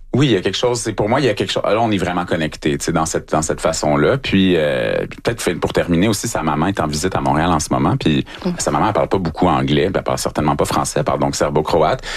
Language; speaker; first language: French; native; French